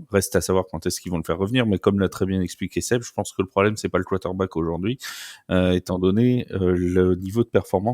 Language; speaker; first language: French; native; French